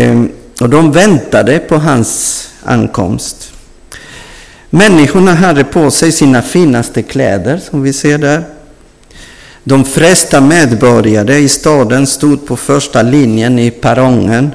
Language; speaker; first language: Swedish; non-native, fluent; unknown